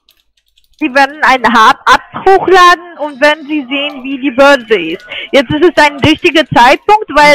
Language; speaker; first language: German; non-native, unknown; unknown